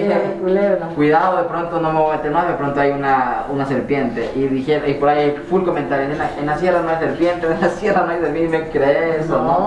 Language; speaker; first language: Spanish; native; Spanish